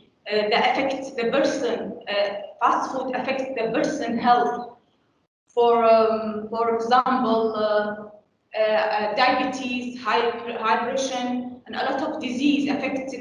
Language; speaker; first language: English; non-native, learner; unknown